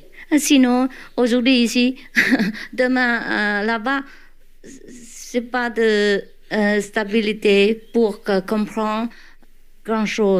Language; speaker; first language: French; non-native, learner; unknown